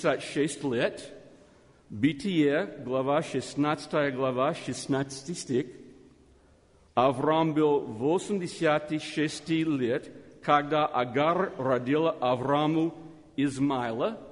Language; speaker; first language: Russian; non-native, learner; English